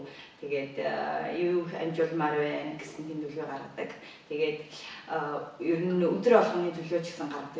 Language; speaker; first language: Mongolian; native; Mongolian